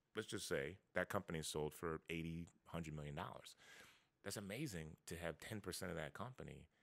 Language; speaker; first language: English; native; English